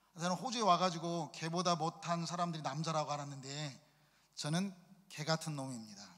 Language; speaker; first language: Korean; native; Korean